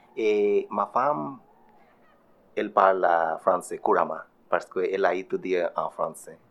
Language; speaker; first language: French; non-native, learner; Bangla